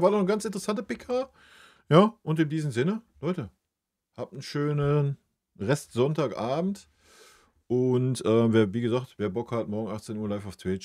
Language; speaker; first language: German; native; German